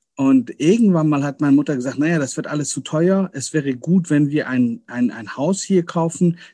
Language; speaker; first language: German; early bilingual, other home language; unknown